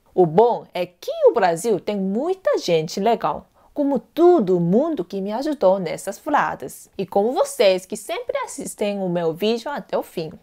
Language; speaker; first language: Portuguese; non-native, fluent; Korean